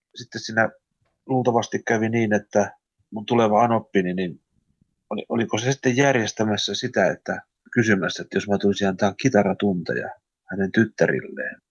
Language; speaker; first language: Finnish; early bilingual, heritage; Finnish